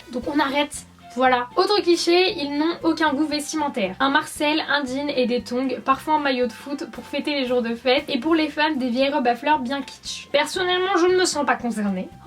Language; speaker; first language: French; native; French